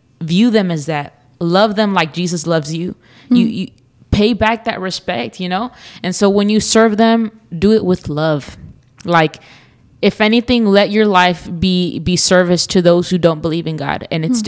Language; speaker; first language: English; early bilingual, other home language; Spanish